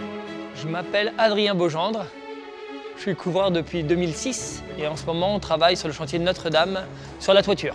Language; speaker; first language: French; native; French